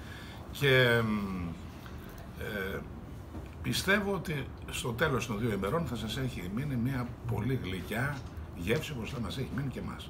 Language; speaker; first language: Greek; native; Greek